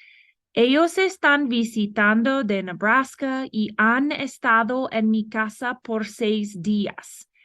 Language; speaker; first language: Spanish; non-native, fluent; English